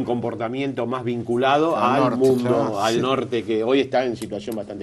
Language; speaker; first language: Spanish; native; Spanish